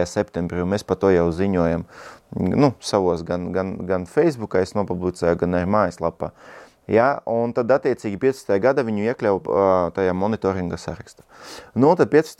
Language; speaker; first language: Latvian; non-native, local second language; Russian